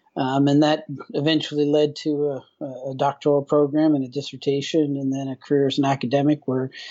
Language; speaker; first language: English; native; English